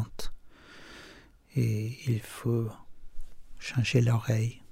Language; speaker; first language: French; non-native, fluent; Spanish